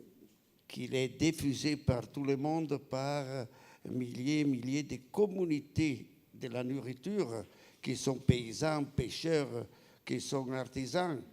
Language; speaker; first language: French; non-native, fluent; Italian